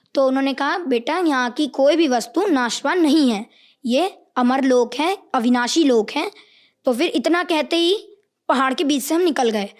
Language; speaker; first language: Hindi; native; Hindi